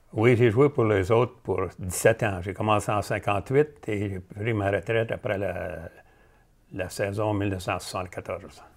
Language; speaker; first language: French; native; French